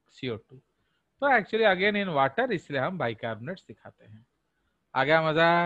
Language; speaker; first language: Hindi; non-native, local second language; Odia